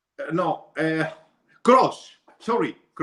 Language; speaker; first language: English; non-native, learner; Spanish